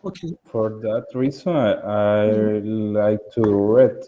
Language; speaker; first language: English; non-native, learner; Spanish